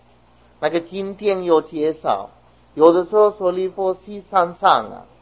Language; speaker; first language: Chinese; non-native, fluent; Sinhala